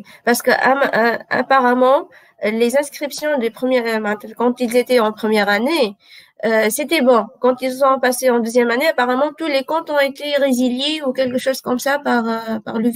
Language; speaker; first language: French; non-native, local second language; Arabic